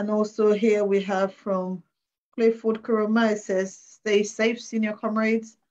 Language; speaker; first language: English; non-native, local second language; Krio